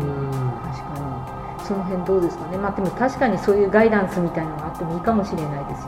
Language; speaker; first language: Japanese; native; Japanese